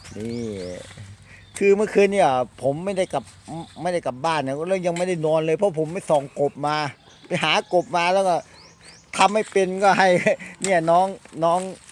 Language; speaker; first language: Thai; native; Thai